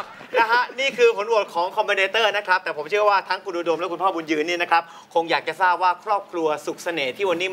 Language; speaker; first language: Thai; native; Thai